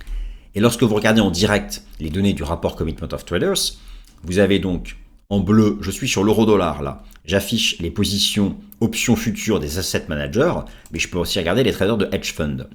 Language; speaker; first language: French; native; French